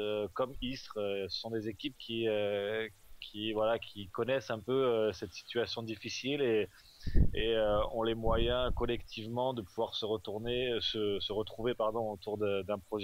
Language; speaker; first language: French; native; French